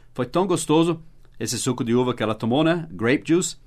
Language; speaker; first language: Portuguese; early bilingual, other home language; English